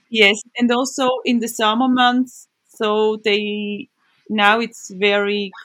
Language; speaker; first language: English; non-native, fluent; Swiss German